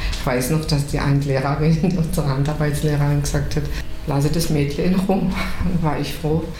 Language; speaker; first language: German; native; German